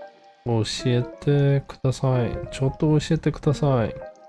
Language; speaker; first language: Japanese; non-native, learner; English